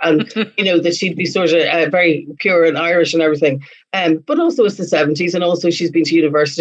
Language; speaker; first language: English; native; English